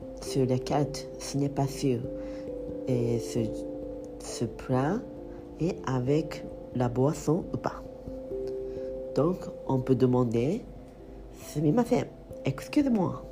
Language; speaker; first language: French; non-native, fluent; Japanese